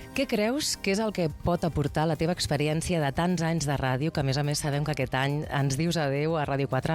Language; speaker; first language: Catalan; native; Catalan